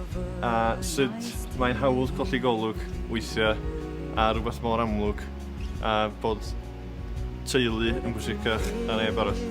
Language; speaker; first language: Welsh; native; Welsh